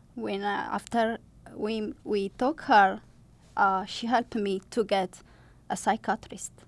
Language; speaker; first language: English; non-native, learner; Amharic